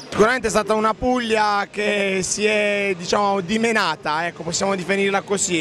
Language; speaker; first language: Italian; native; Italian